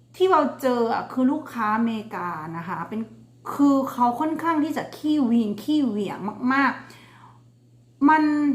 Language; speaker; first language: Thai; native; Thai